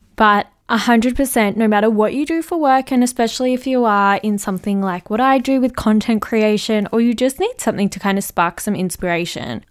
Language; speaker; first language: English; native; English